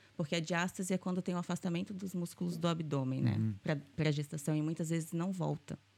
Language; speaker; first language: Portuguese; native; Portuguese